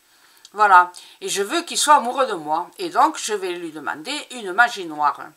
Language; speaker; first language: French; native; French